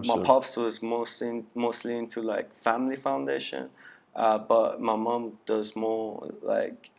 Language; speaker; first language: English; early bilingual, other home language; Persian